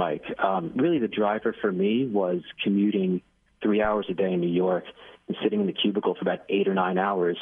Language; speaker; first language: English; native; English